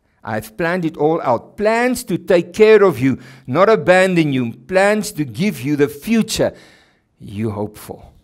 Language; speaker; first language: English; non-native, local second language; Afrikaans